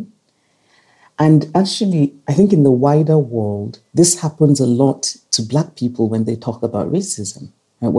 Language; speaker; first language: English; non-native, local second language; Igbo